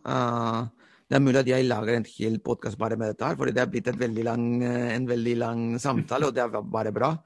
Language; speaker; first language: Norwegian; non-native, fluent; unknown